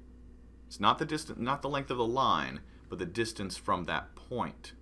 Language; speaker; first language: English; native; English